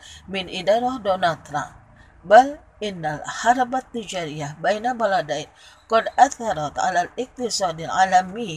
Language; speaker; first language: Arabic; non-native, fluent; Indonesian